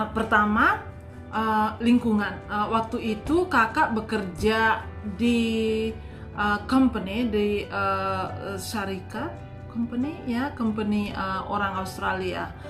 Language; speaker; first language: Indonesian; non-native, local second language; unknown